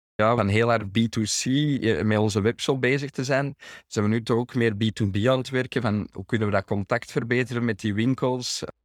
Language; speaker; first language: Dutch; native; Dutch